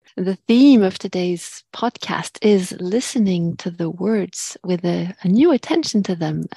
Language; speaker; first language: English; non-native, fluent; French